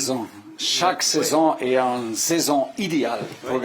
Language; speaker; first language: French; non-native, fluent; German